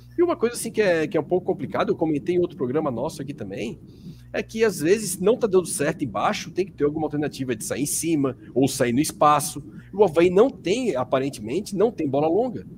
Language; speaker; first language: Portuguese; native; Portuguese